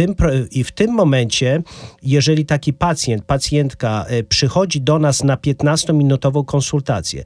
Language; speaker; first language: Polish; native; Polish